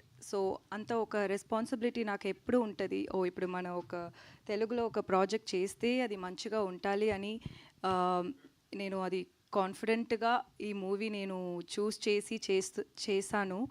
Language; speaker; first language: Telugu; non-native, learner; Tamil